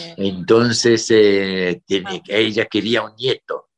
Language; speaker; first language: Spanish; non-native, fluent; French